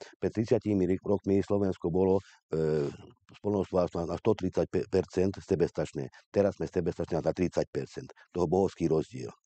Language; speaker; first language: Slovak; non-native, local second language; Hungarian